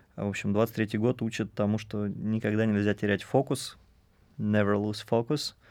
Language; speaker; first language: Russian; native; Russian